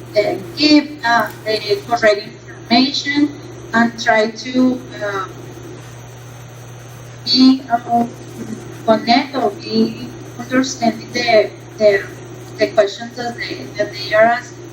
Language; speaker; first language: English; non-native, learner; Spanish